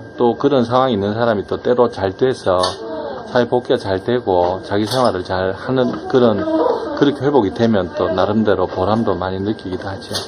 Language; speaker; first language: Korean; native; Korean